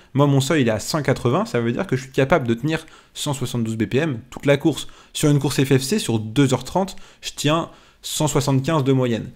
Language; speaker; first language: French; native; French